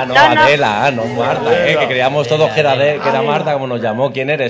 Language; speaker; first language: Spanish; native; Spanish